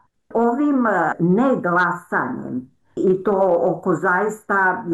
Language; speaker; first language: Serbian; native; Serbian